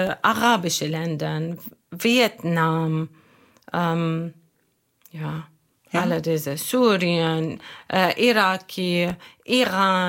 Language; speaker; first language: German; non-native, learner; Arabic